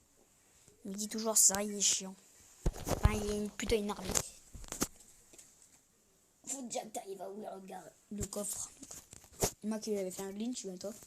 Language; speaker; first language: French; native; French